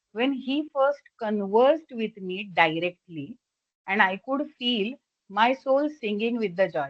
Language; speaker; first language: English; non-native, local second language; Marathi